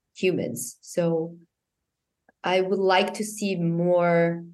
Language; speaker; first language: English; non-native, fluent; Portuguese